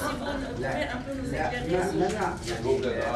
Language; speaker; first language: French; non-native, local second language; Arabic